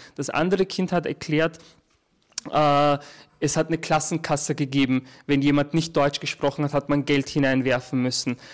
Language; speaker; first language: German; early bilingual, other home language; Turkish